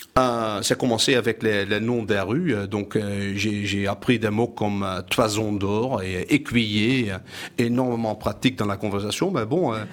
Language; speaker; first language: French; non-native, fluent; Dutch